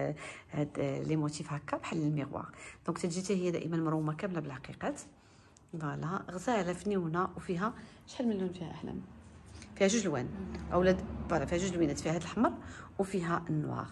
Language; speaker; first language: Arabic; native; Arabic